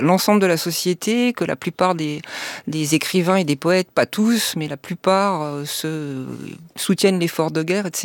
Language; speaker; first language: French; native; French